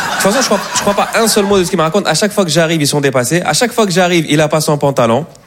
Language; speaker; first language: French; native; French